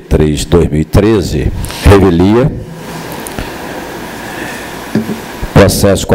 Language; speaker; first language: Portuguese; native; Portuguese